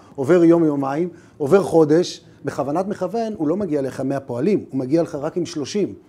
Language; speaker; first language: Hebrew; native; Hebrew